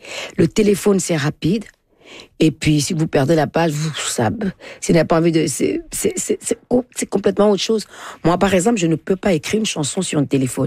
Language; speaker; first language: French; non-native, local second language; Fon